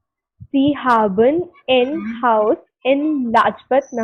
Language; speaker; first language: German; non-native, learner; Hindi